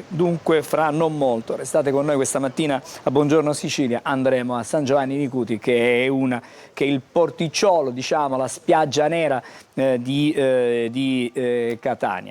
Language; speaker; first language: Italian; native; Italian